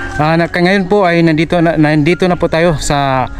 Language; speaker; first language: Filipino; non-native, local second language; Cebuano